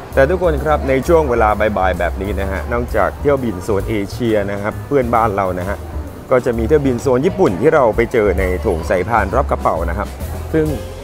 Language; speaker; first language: Thai; native; Thai